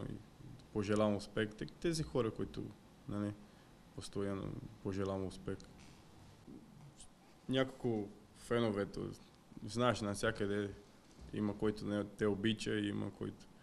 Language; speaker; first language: Bulgarian; non-native, learner; Portuguese